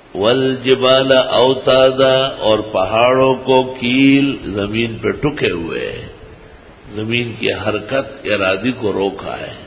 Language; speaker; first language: Urdu; native; Urdu